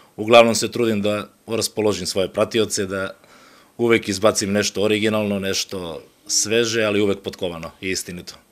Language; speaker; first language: Serbian; native; Serbian